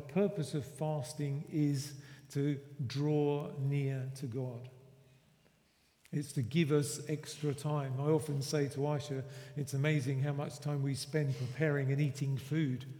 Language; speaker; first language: English; native; English